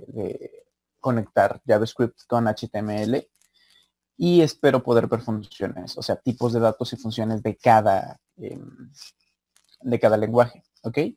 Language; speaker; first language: Spanish; native; Spanish